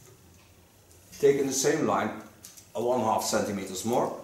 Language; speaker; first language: English; non-native, fluent; Dutch